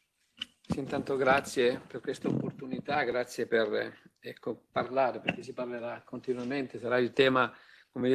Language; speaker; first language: Italian; native; Italian